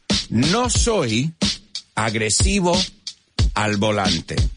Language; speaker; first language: Spanish; early bilingual, heritage; Spanish